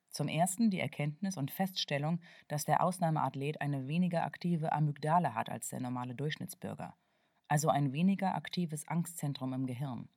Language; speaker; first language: German; native; German